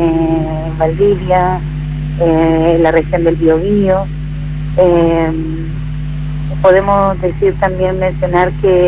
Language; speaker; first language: Spanish; native; Spanish